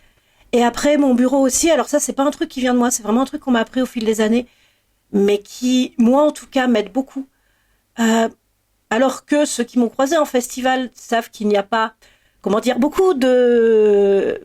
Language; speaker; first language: French; native; French